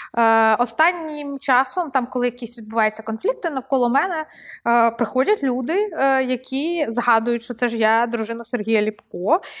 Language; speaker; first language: Ukrainian; non-native, local second language; Russian